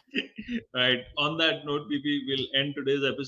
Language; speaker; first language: English; non-native, local second language; Hindi